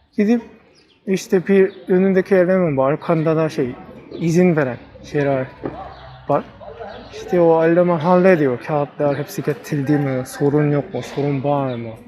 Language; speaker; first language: Turkish; non-native, learner; Korean